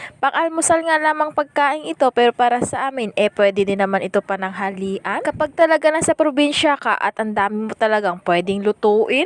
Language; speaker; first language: Filipino; native; Filipino